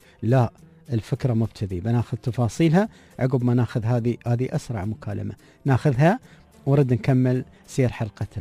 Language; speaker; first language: Arabic; native; Arabic